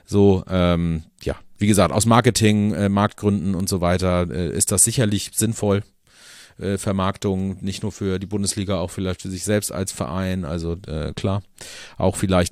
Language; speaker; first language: German; native; German